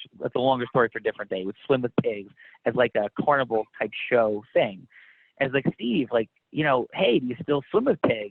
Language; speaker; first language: English; native; English